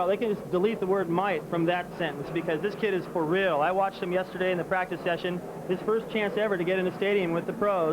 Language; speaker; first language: English; native; English